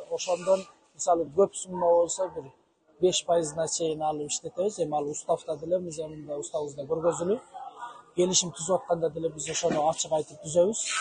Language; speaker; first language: Kyrgyz; native; Kyrgyz